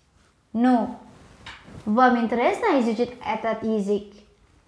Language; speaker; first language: Russian; non-native, learner; Indonesian